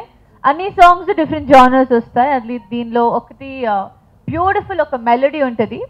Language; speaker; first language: Telugu; non-native, fluent; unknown